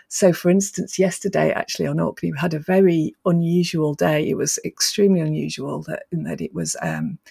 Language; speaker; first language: English; native; English